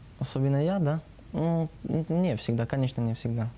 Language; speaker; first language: Russian; non-native, learner; Slovak